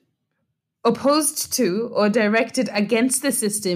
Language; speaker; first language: English; non-native, local second language; Nyanja